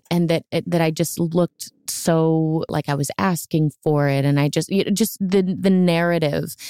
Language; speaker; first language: English; native; English